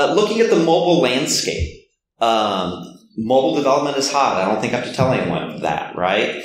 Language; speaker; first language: English; native; English